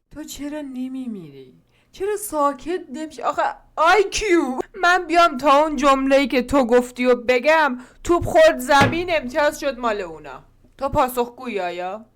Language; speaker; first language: Persian; non-native, local second language; Azerbaijani